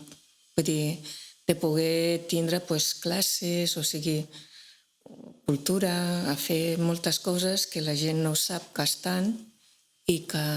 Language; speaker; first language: Catalan; non-native, local second language; Spanish